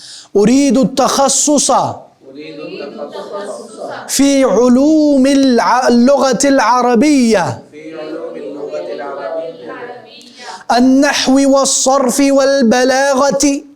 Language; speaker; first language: Arabic; non-native, fluent; Urdu